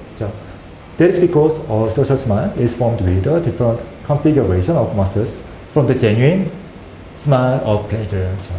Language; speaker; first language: English; non-native, fluent; Korean